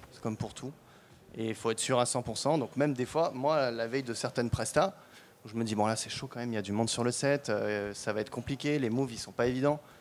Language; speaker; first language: French; native; French